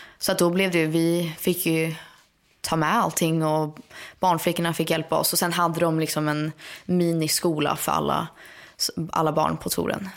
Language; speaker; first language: Swedish; early bilingual, heritage; Swedish